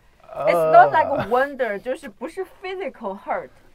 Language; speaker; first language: English; non-native, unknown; Chinese